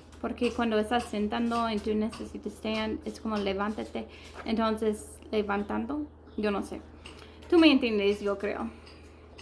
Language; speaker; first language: Spanish; non-native, learner; English